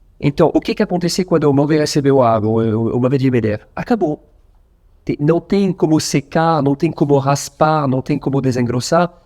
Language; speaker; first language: Portuguese; non-native, fluent; French